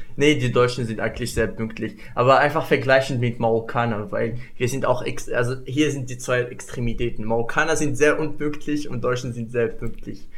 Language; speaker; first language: German; non-native, fluent; Arabic